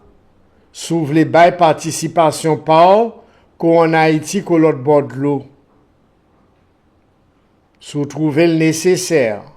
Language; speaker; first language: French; non-native, local second language; Haitian Creole